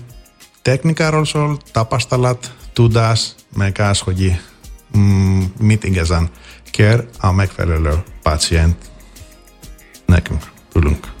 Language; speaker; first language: Hungarian; non-native, fluent; Greek